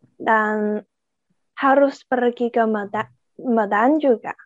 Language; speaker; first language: Indonesian; non-native, learner; Chinese